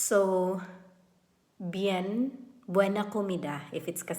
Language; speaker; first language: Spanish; non-native, learner; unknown